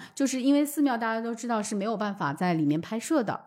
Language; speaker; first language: Chinese; native; Chinese